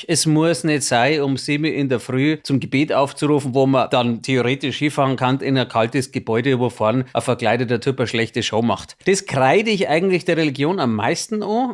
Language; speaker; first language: German; native; German